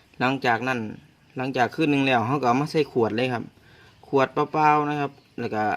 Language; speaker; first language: Thai; non-native, local second language; Northeastern Thai